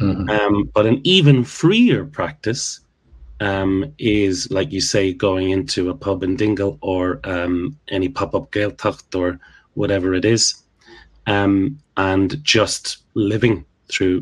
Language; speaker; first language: English; native; English